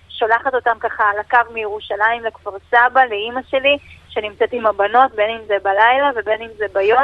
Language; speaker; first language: Hebrew; native; Hebrew